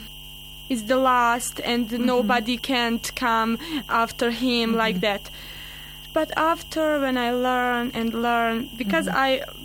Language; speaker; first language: English; non-native, learner; Bosnian